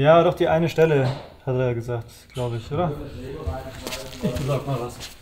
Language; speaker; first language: German; native; German